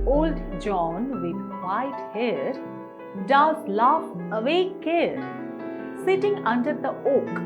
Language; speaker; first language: English; non-native, local second language; Bangla